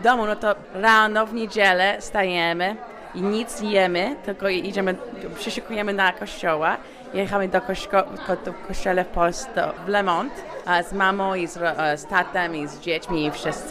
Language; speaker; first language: Polish; early bilingual, heritage; English